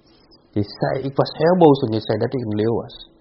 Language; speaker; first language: Dutch; non-native, fluent; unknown